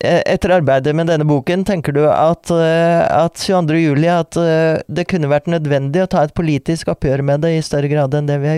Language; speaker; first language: Norwegian; native; Norwegian